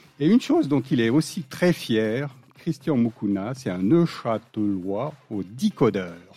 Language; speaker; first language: French; native; French